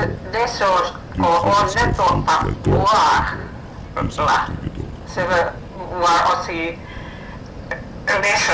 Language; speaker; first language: French; non-native, learner; Finnish